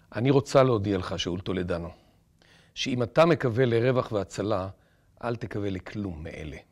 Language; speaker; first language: Hebrew; native; Hebrew